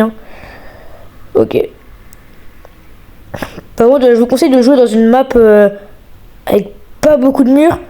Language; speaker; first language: French; native; French